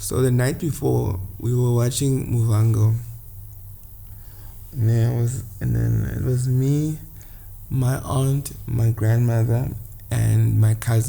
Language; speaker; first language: English; non-native, local second language; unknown